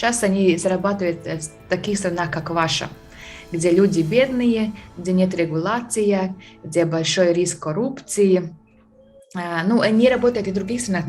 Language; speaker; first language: Russian; non-native, fluent; Latvian